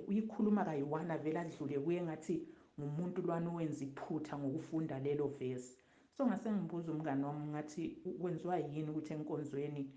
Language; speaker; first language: Zulu; native; Zulu